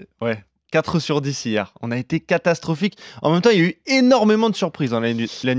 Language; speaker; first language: French; native; French